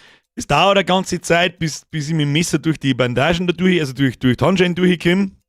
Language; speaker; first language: German; native; German